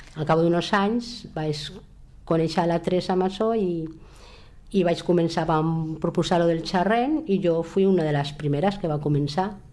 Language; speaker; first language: Catalan; non-native, local second language; Spanish